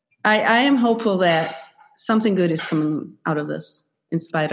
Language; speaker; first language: English; non-native, fluent; Swedish